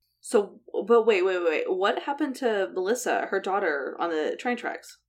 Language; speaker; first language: English; native; English